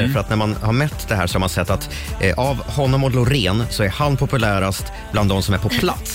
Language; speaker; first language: Swedish; native; Swedish